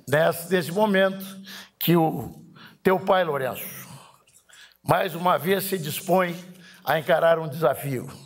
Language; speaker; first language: Portuguese; native; Portuguese